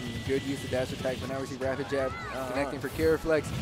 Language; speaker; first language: English; native; English